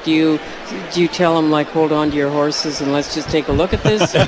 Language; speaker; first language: English; native; English